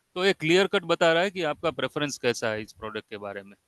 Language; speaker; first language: Hindi; non-native, local second language; Gujarati